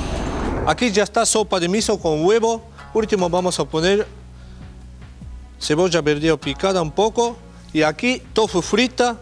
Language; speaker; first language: Spanish; non-native, learner; Japanese